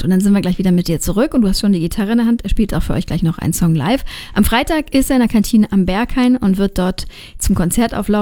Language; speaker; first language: German; native; German